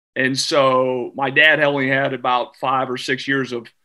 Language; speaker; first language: English; native; English